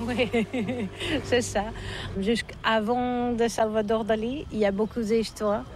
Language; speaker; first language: French; non-native, learner; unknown